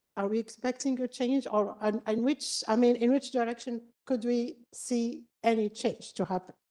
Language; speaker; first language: English; non-native, fluent; Arabic